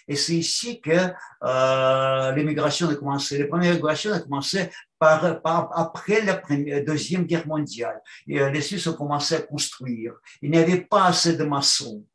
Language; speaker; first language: French; non-native, fluent; Russian